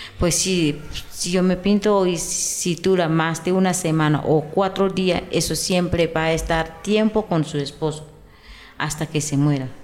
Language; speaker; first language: Spanish; non-native, local second language; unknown